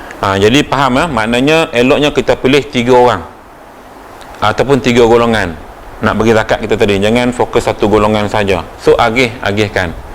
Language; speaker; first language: Malay; native; Malay